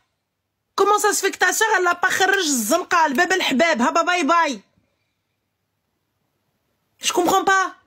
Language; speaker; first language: French; native; French